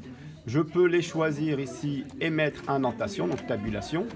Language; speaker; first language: French; native; French